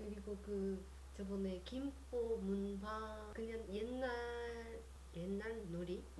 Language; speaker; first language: Korean; non-native, learner; Japanese